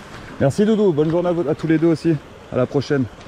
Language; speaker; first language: French; native; French